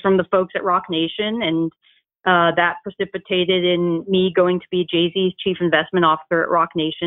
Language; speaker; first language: English; native; English